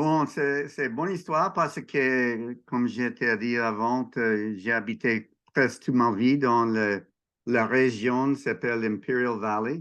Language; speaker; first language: French; non-native, learner; English